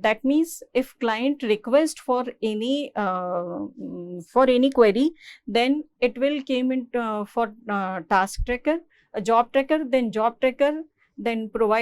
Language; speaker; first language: English; non-native, local second language; Hindi